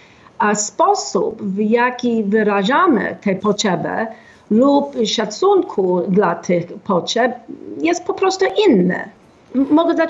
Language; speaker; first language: Polish; non-native, fluent; English